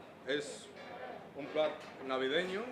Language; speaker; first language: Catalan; non-native, learner; Romanian